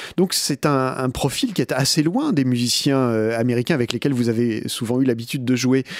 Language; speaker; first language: French; native; French